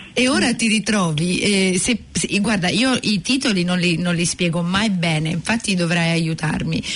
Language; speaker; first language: Italian; native; Italian